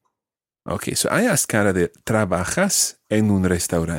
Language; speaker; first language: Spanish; non-native, fluent; English